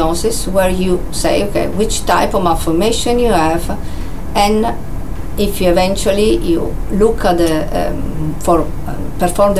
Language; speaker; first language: English; non-native, fluent; Italian